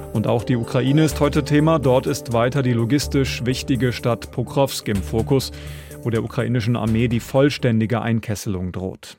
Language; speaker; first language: German; native; German